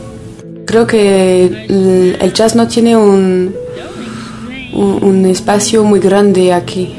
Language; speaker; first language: Spanish; non-native, fluent; French